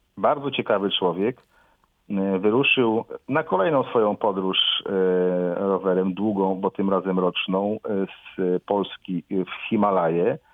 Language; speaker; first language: Polish; native; Polish